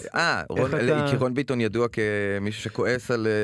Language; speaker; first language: Hebrew; native; Hebrew